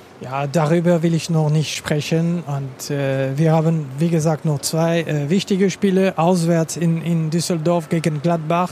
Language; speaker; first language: German; non-native, local second language; French